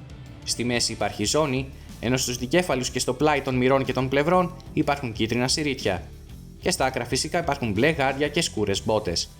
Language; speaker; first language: Greek; native; Greek